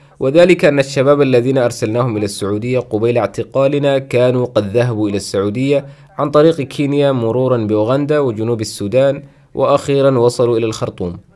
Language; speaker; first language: Arabic; non-native, local second language; Somali